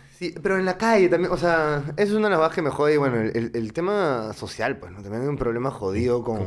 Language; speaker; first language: Spanish; native; Spanish